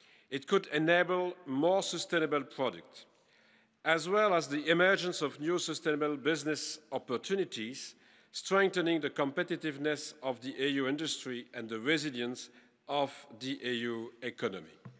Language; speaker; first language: English; non-native, fluent; French